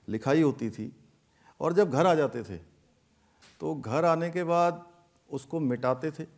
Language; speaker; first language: Hindi; native; Hindi